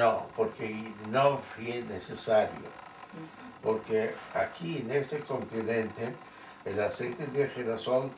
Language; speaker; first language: Spanish; non-native, fluent; Yiddish